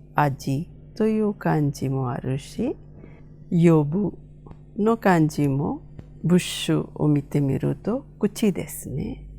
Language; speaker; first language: Japanese; non-native, fluent; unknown